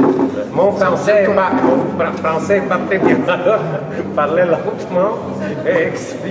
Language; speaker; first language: French; non-native, learner; Polish